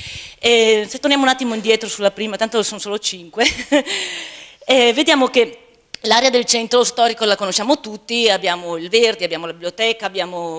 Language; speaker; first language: Italian; native; Italian